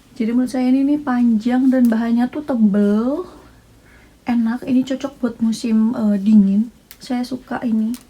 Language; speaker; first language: Indonesian; native; Indonesian